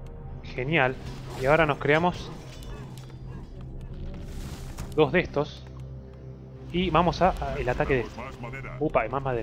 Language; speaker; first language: Spanish; native; Spanish